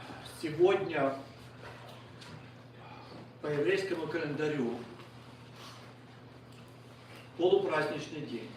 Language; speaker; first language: Russian; native; Russian